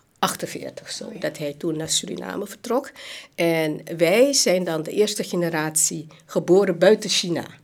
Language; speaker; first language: Dutch; non-native, local second language; Hakka Chinese